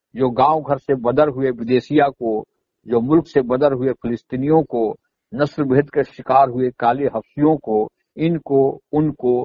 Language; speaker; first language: Hindi; native; Hindi